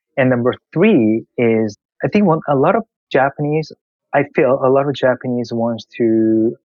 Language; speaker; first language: English; non-native, fluent; Korean